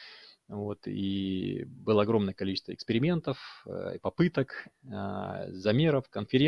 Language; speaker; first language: Russian; native; Russian